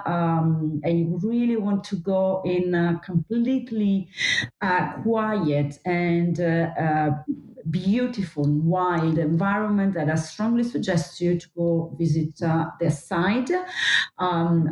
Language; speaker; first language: English; non-native, fluent; Italian